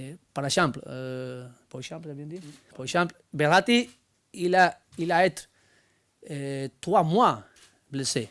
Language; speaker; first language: French; non-native, learner; Spanish